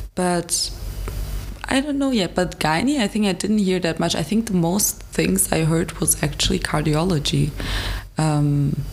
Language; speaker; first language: English; non-native, fluent; German